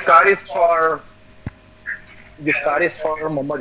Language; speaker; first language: English; non-native, learner; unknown